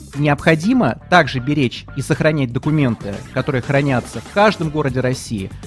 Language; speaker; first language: Russian; native; Russian